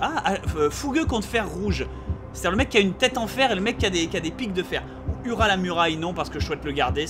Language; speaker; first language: French; native; French